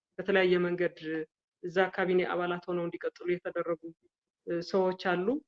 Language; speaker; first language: Amharic; non-native, local second language; Tigrinya